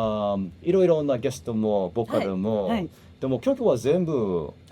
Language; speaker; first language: Japanese; non-native, learner; English